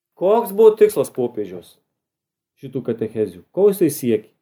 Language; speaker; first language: Lithuanian; native; Lithuanian